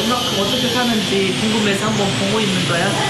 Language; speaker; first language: Korean; native; Korean